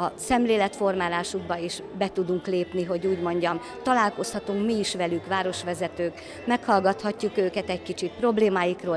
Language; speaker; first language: Hungarian; native; Hungarian